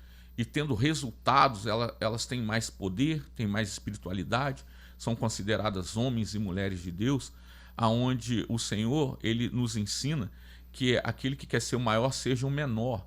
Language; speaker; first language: Portuguese; native; Portuguese